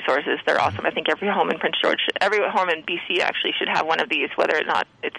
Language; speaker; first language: English; native; English